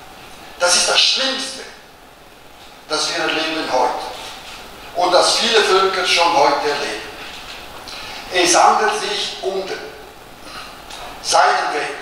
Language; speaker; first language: German; non-native, local second language; Italian